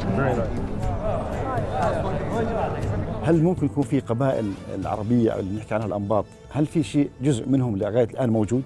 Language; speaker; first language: Arabic; native; Arabic